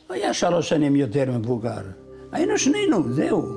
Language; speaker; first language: Hebrew; non-native, fluent; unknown